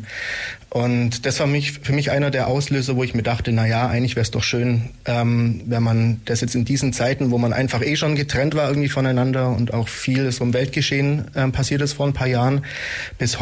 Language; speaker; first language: German; native; German